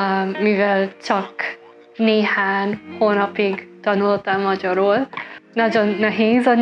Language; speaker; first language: Hungarian; non-native, learner; English